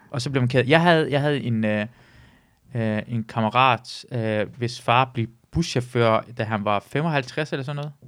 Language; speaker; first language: Danish; early bilingual, other home language; Persian